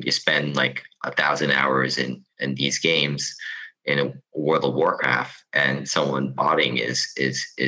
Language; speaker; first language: English; non-native, local second language; Cantonese